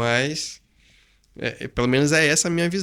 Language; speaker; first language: Portuguese; native; Portuguese